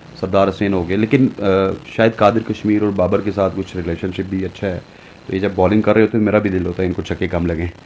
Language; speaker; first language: Urdu; non-native, local second language; Punjabi